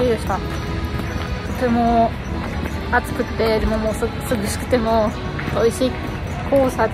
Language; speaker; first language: Japanese; non-native, learner; German